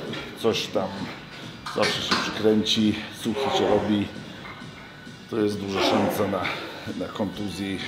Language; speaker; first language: Polish; non-native, fluent; Lithuanian